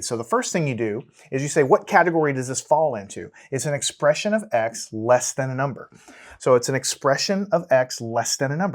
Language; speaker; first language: English; native; English